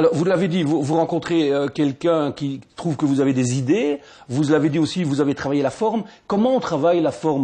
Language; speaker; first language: French; native; French